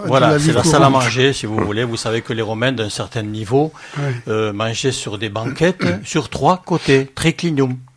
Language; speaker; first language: French; native; French